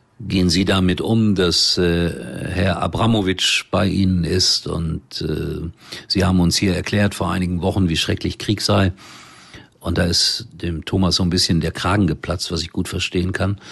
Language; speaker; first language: German; native; German